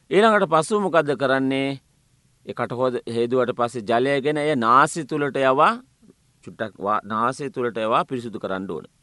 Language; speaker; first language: Sinhala; non-native, local second language; Tamil